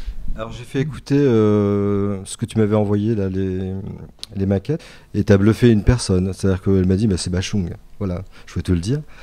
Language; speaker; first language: French; native; French